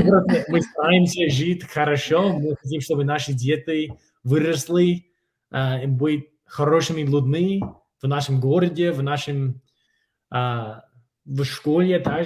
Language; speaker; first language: Russian; non-native, fluent; English